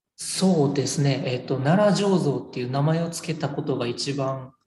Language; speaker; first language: Japanese; native; Japanese